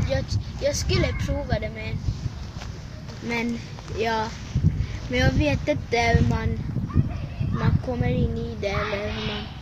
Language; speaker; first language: Swedish; early bilingual, other home language; Arabic